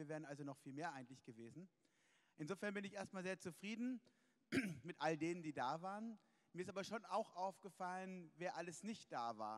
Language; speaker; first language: German; native; German